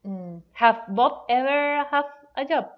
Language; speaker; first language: English; non-native, learner; Spanish